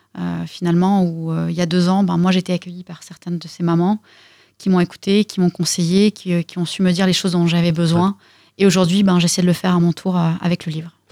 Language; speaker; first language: French; early bilingual, other home language; Russian